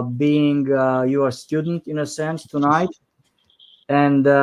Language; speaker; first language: English; non-native, fluent; Romanian